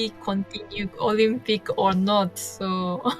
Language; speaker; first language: English; non-native, learner; Japanese